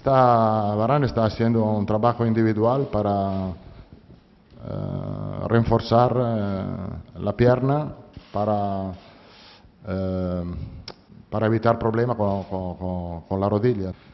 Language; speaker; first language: Spanish; non-native, fluent; Italian